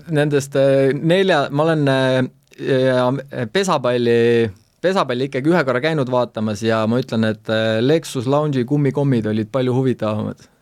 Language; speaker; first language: Estonian; native; Estonian